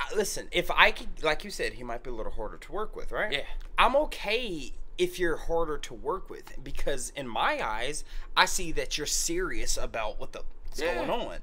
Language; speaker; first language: English; native; English